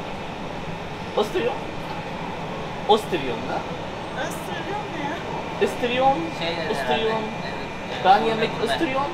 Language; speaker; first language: Turkish; non-native, learner; Arabic